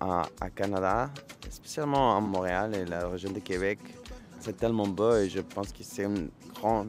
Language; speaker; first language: French; non-native, learner; Spanish